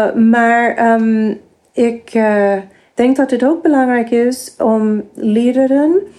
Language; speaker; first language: Dutch; non-native, fluent; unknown